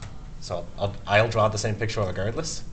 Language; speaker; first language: English; native; English